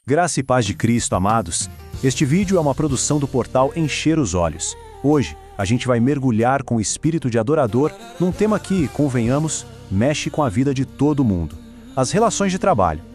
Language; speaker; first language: Portuguese; native; Portuguese